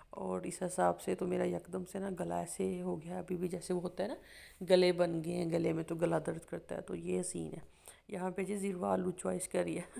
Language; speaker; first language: Urdu; non-native, local second language; Punjabi